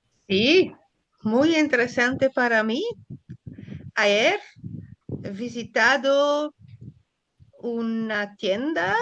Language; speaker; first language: Spanish; non-native, learner; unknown